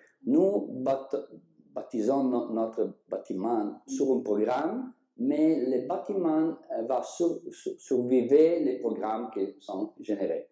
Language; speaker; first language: French; non-native, learner; Italian